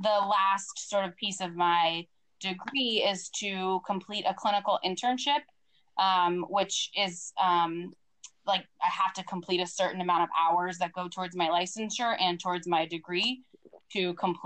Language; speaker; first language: English; native; English